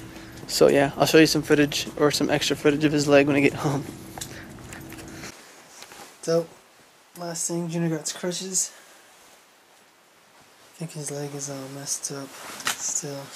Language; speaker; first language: English; native; English